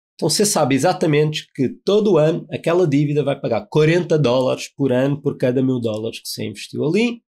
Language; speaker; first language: Portuguese; native; Portuguese